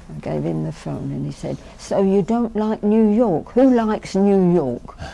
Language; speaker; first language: English; native; English